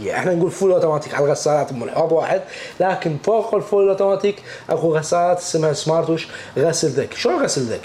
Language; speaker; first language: Arabic; native; Arabic